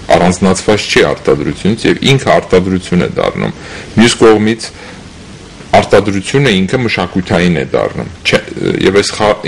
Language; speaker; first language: Armenian; native; Armenian